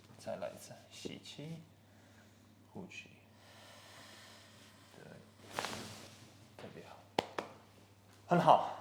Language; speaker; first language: Chinese; non-native, learner; English